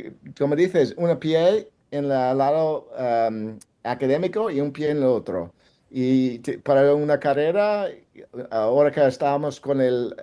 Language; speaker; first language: Spanish; non-native, fluent; English